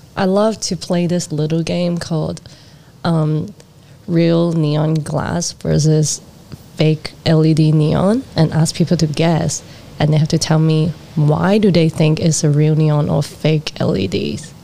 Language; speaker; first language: English; non-native, local second language; Cantonese